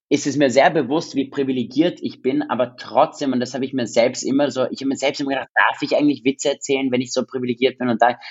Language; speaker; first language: German; non-native, local second language; English